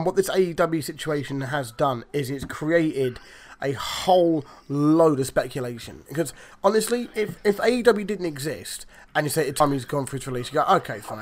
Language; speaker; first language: English; native; English